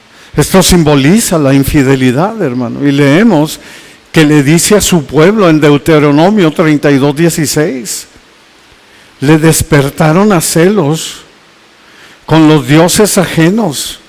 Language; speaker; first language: Spanish; native; Spanish